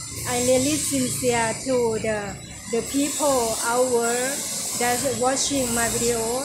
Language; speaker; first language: English; non-native, learner; Thai